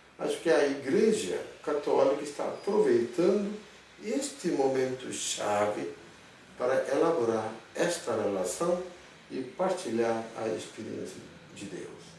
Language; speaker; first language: Portuguese; non-native, fluent; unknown